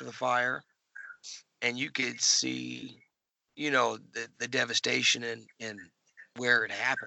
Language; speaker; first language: English; native; English